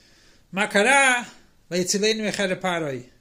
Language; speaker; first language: Hebrew; non-native, fluent; English